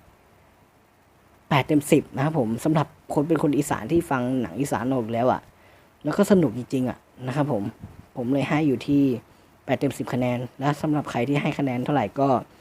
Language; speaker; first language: Thai; native; Thai